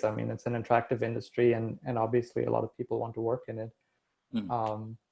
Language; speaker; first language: English; non-native, fluent; German